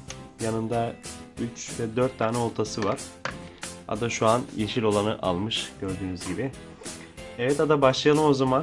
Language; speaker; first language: Turkish; native; Turkish